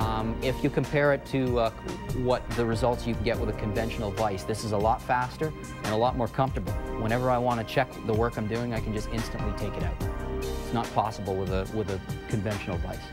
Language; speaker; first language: English; native; English